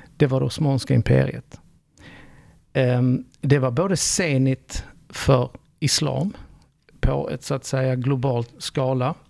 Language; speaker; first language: Swedish; early bilingual, other home language; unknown